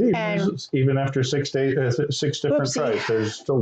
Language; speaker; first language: English; native; English